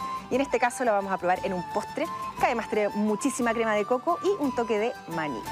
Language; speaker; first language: Spanish; native; Spanish